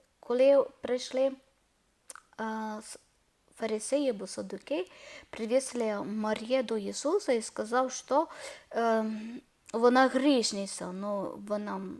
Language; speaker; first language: Ukrainian; non-native, learner; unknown